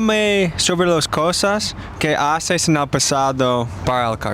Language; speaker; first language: Spanish; non-native, learner; English